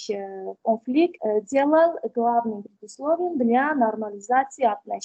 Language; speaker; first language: Russian; non-native, fluent; Armenian